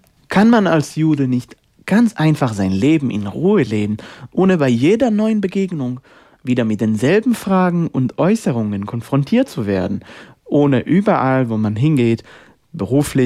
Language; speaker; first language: German; non-native, fluent; Hebrew